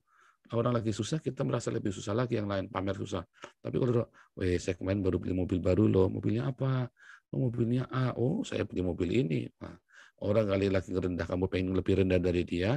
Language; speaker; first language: Indonesian; native; Indonesian